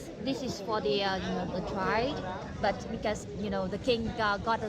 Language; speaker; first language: English; non-native, learner; Vietnamese